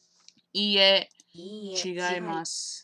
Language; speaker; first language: Japanese; non-native, learner; English